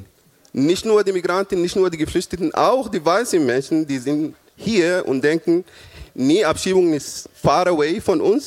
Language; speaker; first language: German; non-native, fluent; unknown